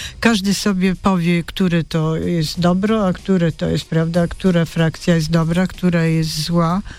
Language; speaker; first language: Polish; non-native, fluent; Bulgarian